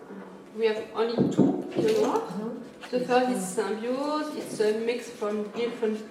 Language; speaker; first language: English; non-native, learner; French